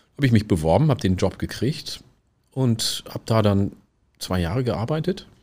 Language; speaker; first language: German; early bilingual, other home language; Oromo